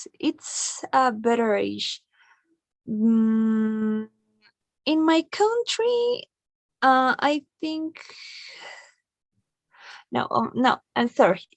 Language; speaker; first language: English; non-native, learner; Spanish